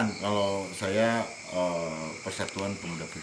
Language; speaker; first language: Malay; non-native, local second language; Sundanese